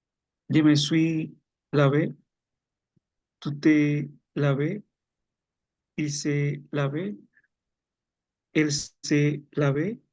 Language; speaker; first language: French; non-native, learner; Spanish